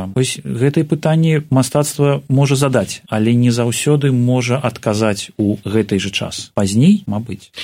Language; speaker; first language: Belarusian; non-native, local second language; Russian